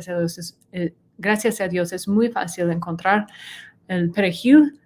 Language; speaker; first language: Spanish; non-native, learner; English